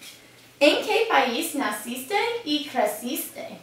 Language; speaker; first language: Spanish; non-native, learner; English